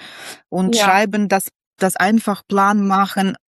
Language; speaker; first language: German; non-native, learner; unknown